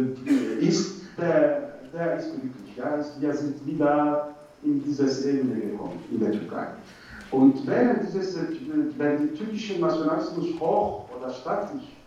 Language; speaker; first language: German; non-native, learner; Turkish